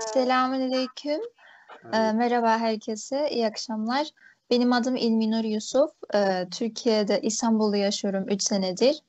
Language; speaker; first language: Turkish; early bilingual, other home language; Uyghur